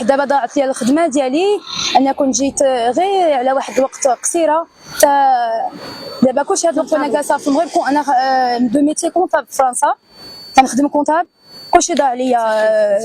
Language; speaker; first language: Arabic; early bilingual, heritage; Arabic